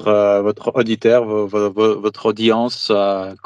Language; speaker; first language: French; non-native, fluent; Greek